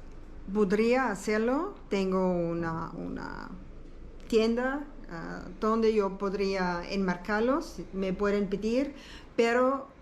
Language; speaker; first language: Spanish; non-native, learner; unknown